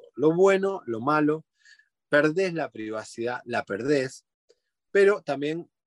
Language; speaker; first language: Spanish; native; Spanish